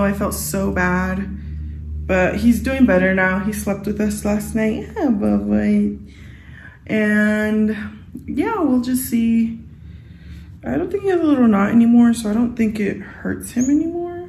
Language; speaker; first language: English; early bilingual, other home language; Spanish